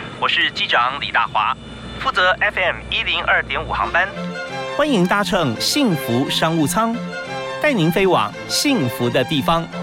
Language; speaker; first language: Chinese; native; Chinese